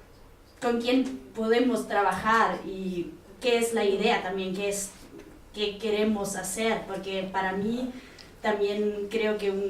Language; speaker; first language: Spanish; non-native, fluent; German